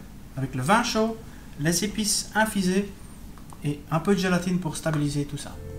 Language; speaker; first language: French; native; French